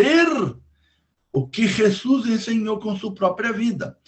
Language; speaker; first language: Spanish; non-native, fluent; Portuguese